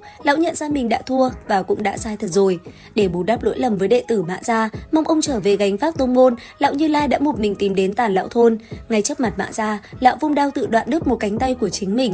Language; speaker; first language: Vietnamese; native; Vietnamese